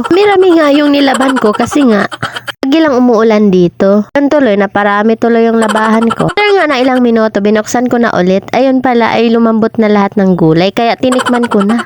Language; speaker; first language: Filipino; non-native, local second language; Cebuano